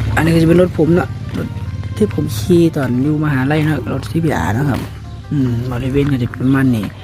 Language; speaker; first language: Thai; non-native, local second language; Northeastern Thai